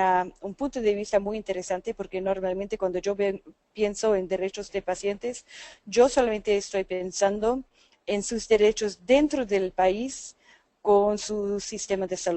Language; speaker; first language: Spanish; non-native, fluent; English